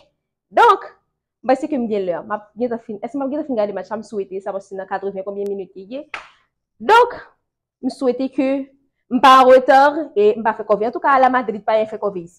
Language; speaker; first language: French; non-native, local second language; Haitian Creole